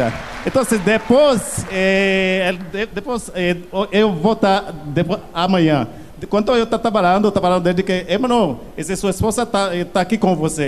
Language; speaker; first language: Portuguese; non-native, learner; Haitian Creole